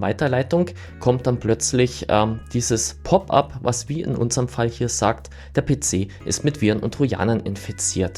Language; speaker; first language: German; native; German